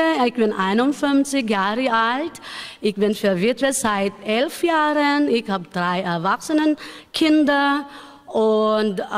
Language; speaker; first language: German; non-native, learner; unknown